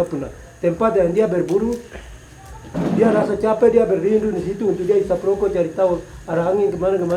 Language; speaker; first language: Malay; non-native, local second language; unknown